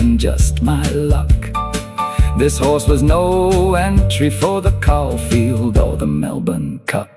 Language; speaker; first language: English; native; English